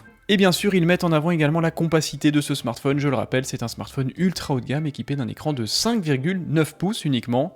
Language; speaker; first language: French; native; French